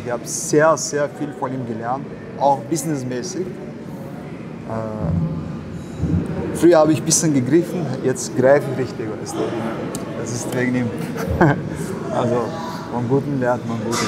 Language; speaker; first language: German; non-native, learner; Chechen